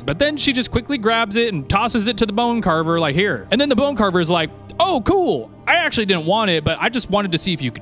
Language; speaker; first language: English; native; English